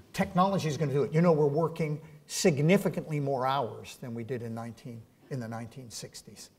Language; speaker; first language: English; native; English